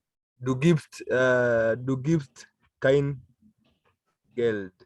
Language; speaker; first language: German; non-native, learner; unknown